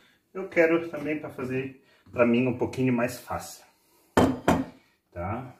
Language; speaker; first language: Portuguese; non-native, fluent; German